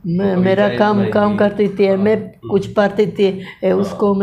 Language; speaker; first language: Hindi; non-native, learner; Bosnian